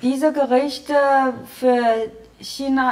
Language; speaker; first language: German; non-native, learner; Chinese